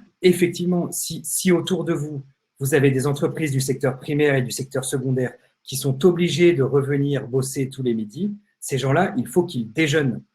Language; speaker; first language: French; native; French